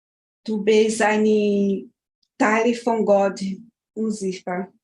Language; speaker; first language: German; non-native, learner; Portuguese